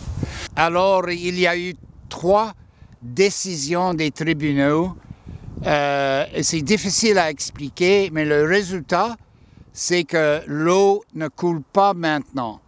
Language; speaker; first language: French; non-native, local second language; English